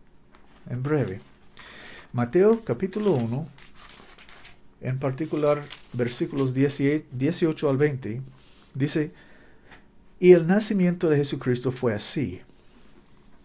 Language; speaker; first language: Spanish; non-native, learner; English